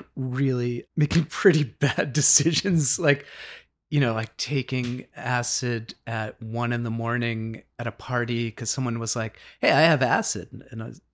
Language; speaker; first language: English; native; English